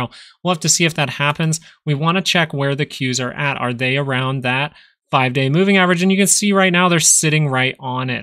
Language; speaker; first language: English; native; English